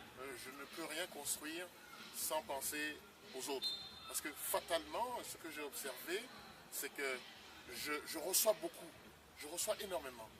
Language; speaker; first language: French; non-native, local second language; Sango